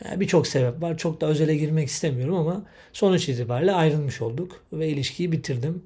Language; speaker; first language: Turkish; native; Turkish